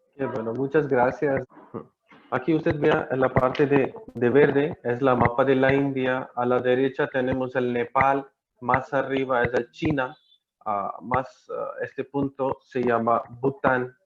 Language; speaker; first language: Spanish; non-native, learner; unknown